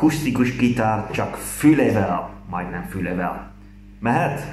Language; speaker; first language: Hungarian; non-native, learner; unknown